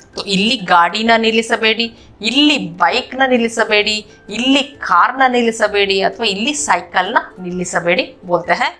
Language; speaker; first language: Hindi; non-native, local second language; Kannada